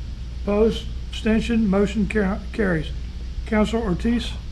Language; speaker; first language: English; native; English